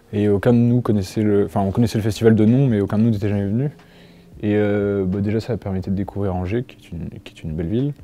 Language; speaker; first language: French; native; French